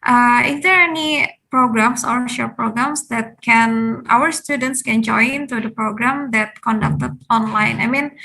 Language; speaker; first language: English; non-native, fluent; Indonesian